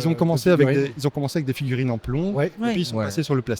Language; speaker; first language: French; native; French